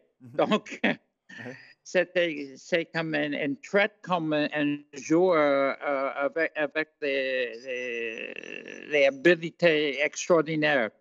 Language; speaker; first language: French; non-native, fluent; English